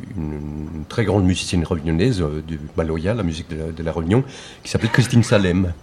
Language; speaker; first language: French; non-native, fluent; Spanish